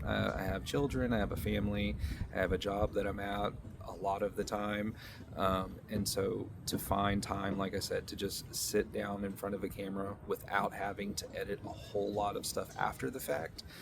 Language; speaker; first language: English; native; English